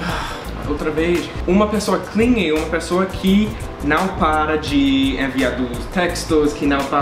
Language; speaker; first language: Portuguese; non-native, learner; English